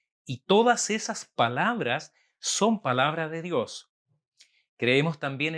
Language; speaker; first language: Spanish; native; Spanish